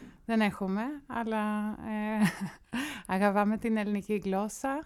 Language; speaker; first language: Greek; non-native, fluent; Swedish